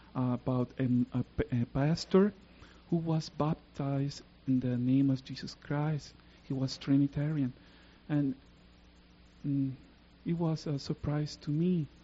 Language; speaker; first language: English; non-native, fluent; Spanish